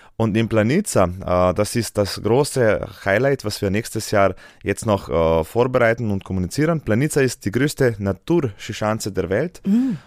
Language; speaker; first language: German; non-native, fluent; Slovenian